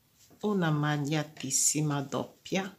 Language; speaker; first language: Italian; non-native, fluent; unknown